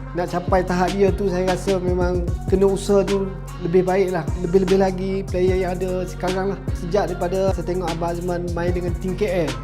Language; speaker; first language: Malay; native; Malay